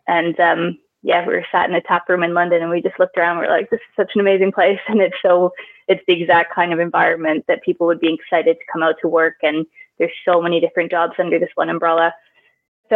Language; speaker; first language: English; native; English